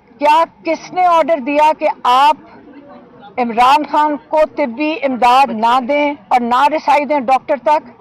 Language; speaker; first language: Urdu; native; Urdu